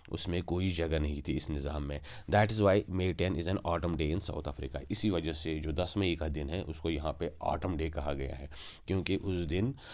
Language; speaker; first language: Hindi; non-native, local second language; Kashmiri